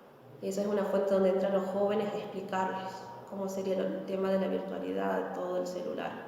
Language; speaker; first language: Spanish; native; Spanish